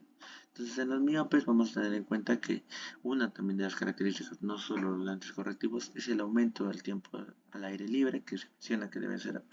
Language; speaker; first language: Spanish; native; Spanish